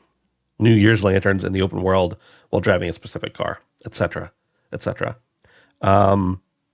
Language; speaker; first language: English; native; English